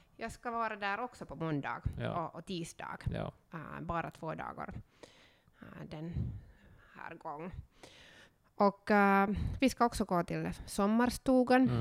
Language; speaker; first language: Swedish; non-native, local second language; Finnish